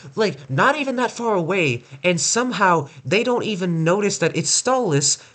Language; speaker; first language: English; native; English